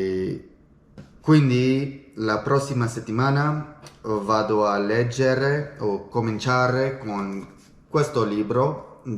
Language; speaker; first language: Italian; non-native, learner; English